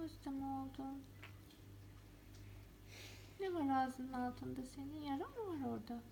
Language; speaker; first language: Turkish; native; Turkish